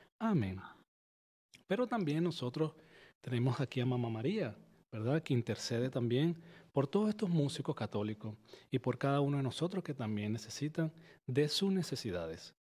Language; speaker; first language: Spanish; native; Spanish